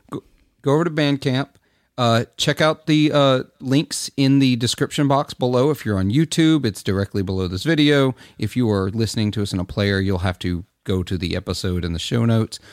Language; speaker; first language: English; native; English